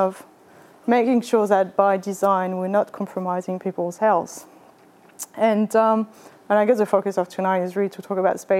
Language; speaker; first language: English; non-native, fluent; French